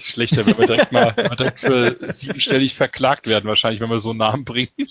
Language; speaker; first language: German; native; German